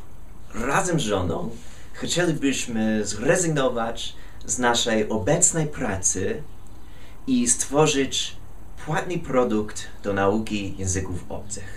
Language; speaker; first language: Polish; non-native, fluent; English